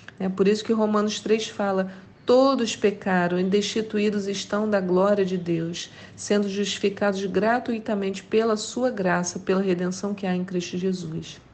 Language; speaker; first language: Portuguese; native; Portuguese